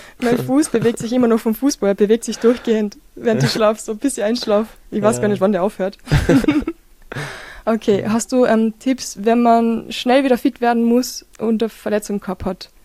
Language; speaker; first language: German; native; German